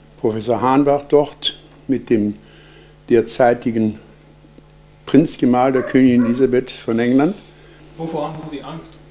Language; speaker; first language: German; native; German